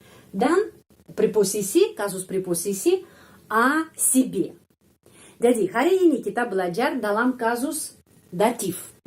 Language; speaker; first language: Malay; non-native, fluent; Russian